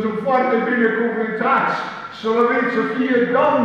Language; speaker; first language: Romanian; non-native, learner; English